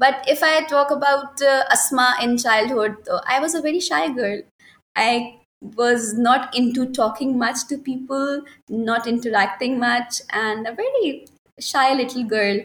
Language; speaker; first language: English; non-native, local second language; Urdu